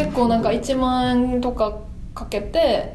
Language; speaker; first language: Japanese; native; Japanese